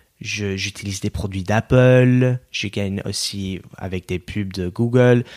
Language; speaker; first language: French; non-native, fluent; English